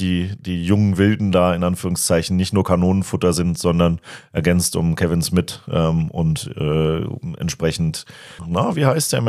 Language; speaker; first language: German; native; German